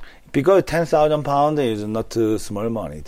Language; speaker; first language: English; non-native, learner; Korean